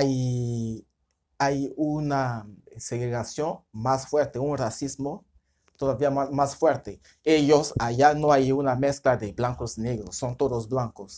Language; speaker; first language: Spanish; non-native, fluent; French